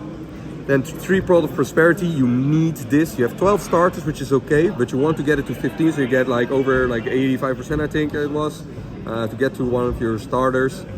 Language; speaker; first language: English; non-native, fluent; Dutch